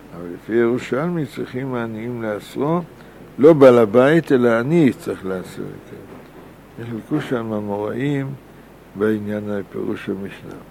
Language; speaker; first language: Hebrew; native; Hebrew